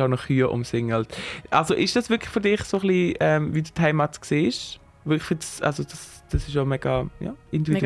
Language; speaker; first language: German; native; German